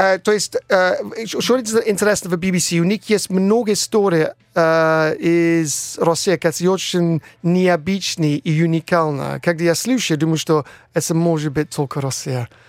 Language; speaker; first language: Russian; non-native, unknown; English